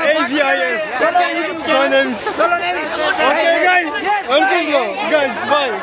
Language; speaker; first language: English; non-native, learner; French